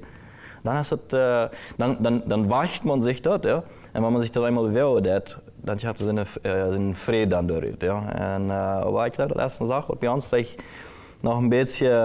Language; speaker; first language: German; non-native, local second language; Plautdietsch